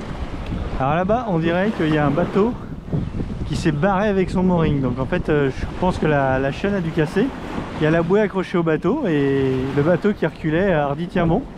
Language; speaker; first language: French; native; French